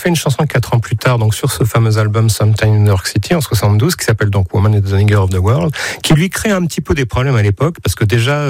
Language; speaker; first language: French; native; French